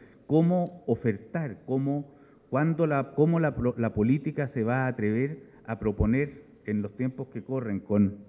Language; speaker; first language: Spanish; native; Spanish